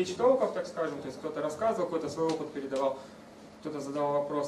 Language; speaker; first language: Russian; native; Russian